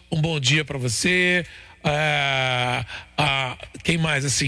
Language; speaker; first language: Portuguese; native; Portuguese